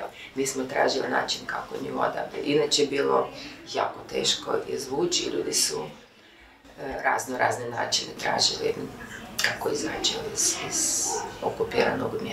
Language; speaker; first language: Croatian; non-native, fluent; Ukrainian